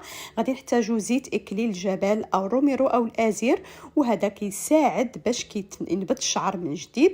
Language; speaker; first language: Arabic; native; Arabic